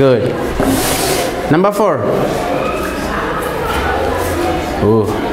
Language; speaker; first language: English; non-native, learner; Portuguese